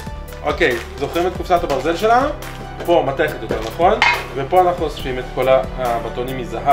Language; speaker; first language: Hebrew; native; Hebrew